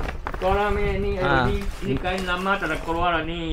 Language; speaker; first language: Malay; non-native, local second language; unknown